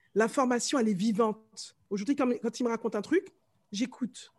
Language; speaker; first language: French; native; French